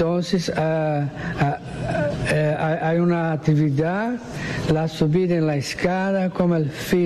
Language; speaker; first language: Spanish; non-native, learner; Portuguese